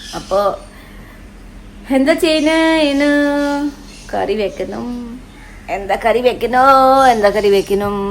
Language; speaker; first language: Malayalam; non-native, learner; Nepali